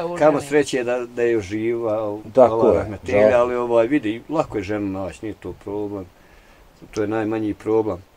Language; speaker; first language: Bosnian; native; Bosnian